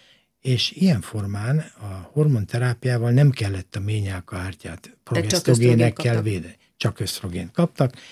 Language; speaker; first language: Hungarian; native; Hungarian